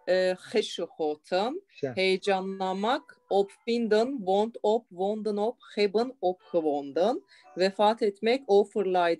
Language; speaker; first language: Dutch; non-native, learner; Turkish